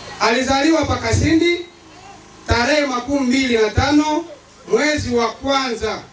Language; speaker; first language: Swahili; non-native, local second language; Nande